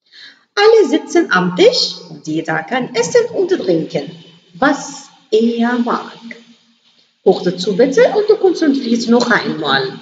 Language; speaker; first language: German; non-native, learner; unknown